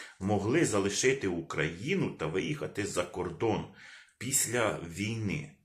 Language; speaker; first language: Ukrainian; non-native, local second language; Russian